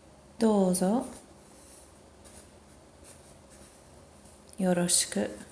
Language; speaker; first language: Japanese; non-native, fluent; English